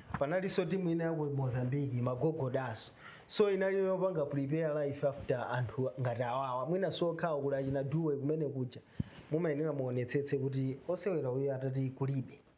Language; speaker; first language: Nyanja; native; Nyanja